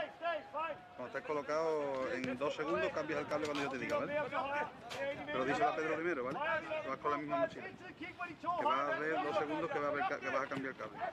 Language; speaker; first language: Spanish; native; Spanish